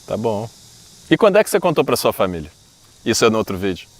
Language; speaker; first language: Portuguese; native; Portuguese